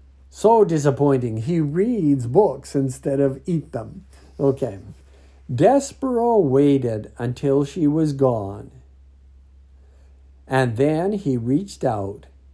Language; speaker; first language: English; native; English